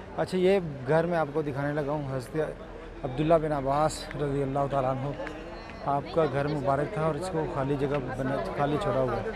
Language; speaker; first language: Urdu; non-native, local second language; Punjabi